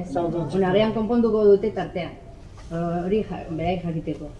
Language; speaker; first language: Basque; non-native, local second language; French